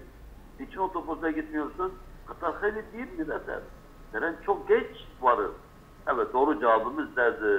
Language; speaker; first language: Turkish; non-native, local second language; Kurdish